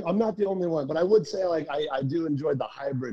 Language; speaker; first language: English; native; English